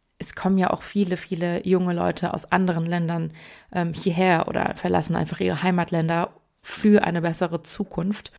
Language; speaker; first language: German; early bilingual, other home language; Persian